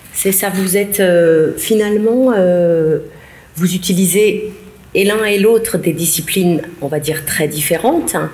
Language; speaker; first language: French; native; French